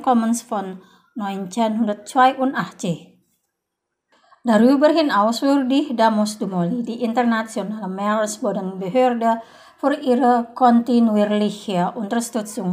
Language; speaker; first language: German; non-native, fluent; Indonesian